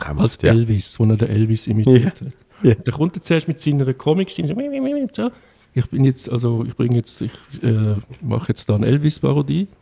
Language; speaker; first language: German; native; German